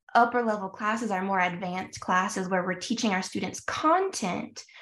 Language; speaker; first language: English; early bilingual, other home language; French